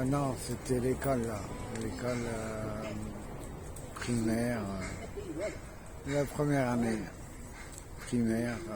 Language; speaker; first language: French; early bilingual, other home language; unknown